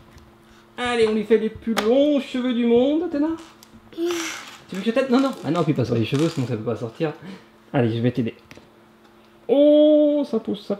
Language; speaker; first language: French; native; French